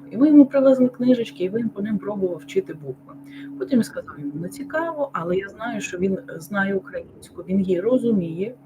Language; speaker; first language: Ukrainian; non-native, local second language; Russian